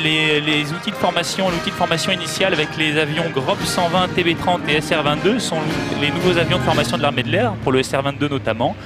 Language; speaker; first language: French; native; French